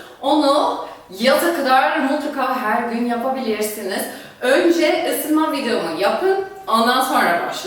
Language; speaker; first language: Turkish; non-native, fluent; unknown